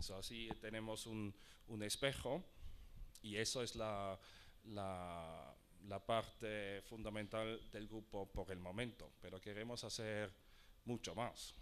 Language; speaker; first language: Spanish; non-native, fluent; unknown